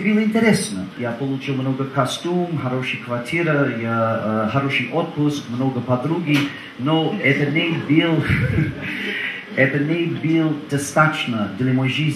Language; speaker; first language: Russian; non-native, learner; English